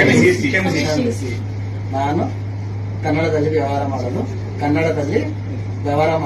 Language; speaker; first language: Kannada; non-native, learner; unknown